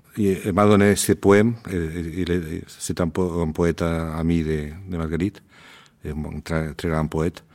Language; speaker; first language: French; non-native, learner; Spanish